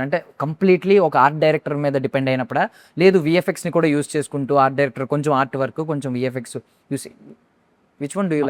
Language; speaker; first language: Telugu; native; Telugu